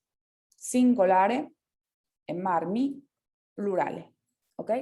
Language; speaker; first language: Italian; non-native, fluent; Spanish